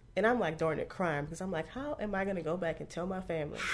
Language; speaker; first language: English; native; English